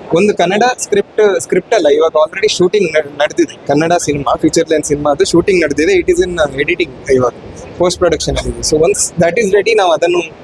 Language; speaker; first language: Kannada; non-native, local second language; Konkani